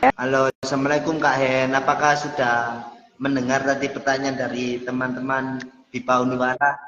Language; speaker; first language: Indonesian; native; Indonesian